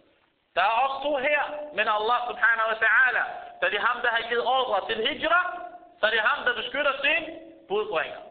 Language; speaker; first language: Danish; early bilingual, other home language; Arabic